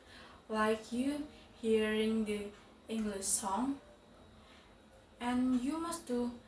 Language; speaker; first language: English; non-native, fluent; Indonesian